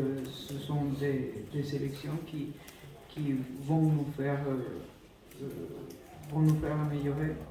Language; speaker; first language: French; non-native, fluent; Spanish